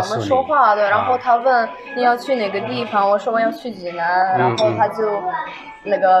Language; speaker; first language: Chinese; non-native, fluent; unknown